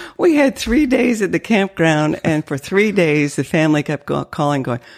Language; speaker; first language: English; early bilingual, other home language; French